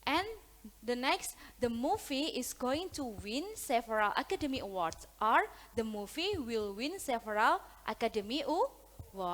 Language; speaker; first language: English; non-native, learner; Indonesian